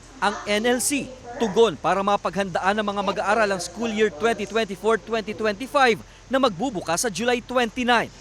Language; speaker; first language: Filipino; native; Filipino